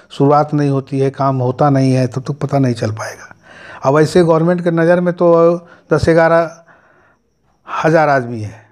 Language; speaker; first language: Hindi; native; Hindi